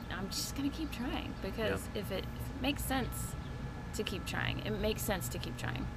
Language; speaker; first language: English; native; English